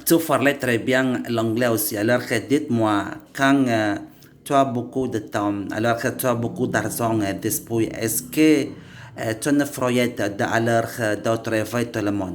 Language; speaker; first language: French; non-native, learner; Indonesian